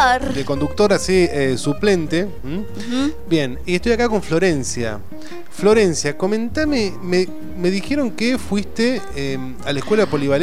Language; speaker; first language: Spanish; native; Spanish